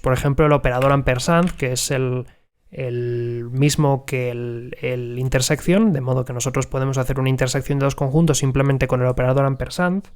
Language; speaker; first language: Spanish; native; Spanish